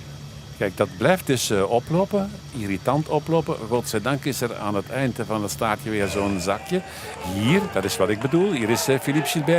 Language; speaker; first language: Dutch; native; Dutch